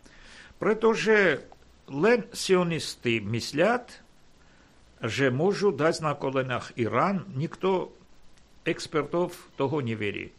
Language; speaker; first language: Slovak; non-native, fluent; Armenian